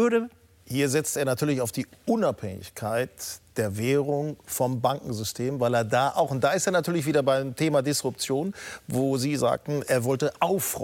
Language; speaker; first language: German; native; German